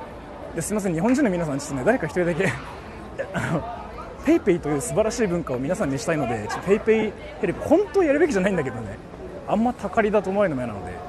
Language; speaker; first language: Japanese; native; Japanese